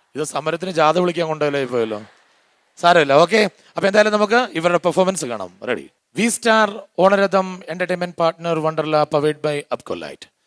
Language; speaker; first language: Malayalam; native; Malayalam